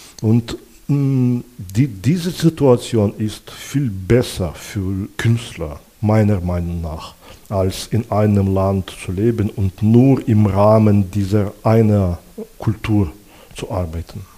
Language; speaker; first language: German; non-native, fluent; Belarusian